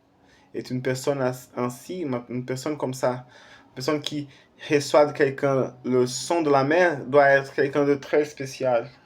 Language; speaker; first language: French; non-native, fluent; Portuguese